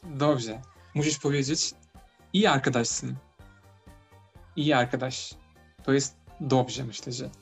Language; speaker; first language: Polish; non-native, learner; Turkish